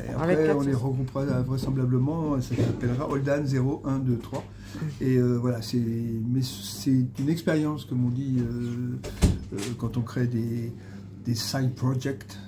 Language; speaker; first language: French; native; French